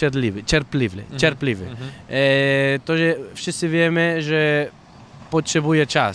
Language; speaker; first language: Polish; non-native, fluent; Catalan